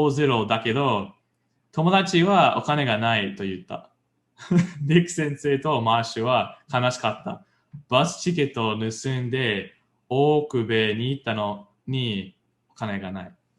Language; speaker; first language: Japanese; non-native, learner; English